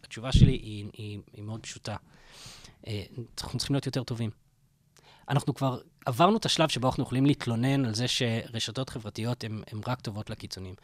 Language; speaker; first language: Hebrew; non-native, fluent; English